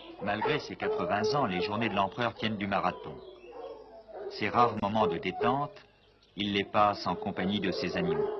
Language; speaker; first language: French; native; French